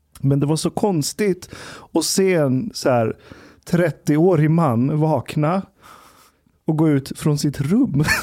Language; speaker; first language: Swedish; early bilingual, other home language; Persian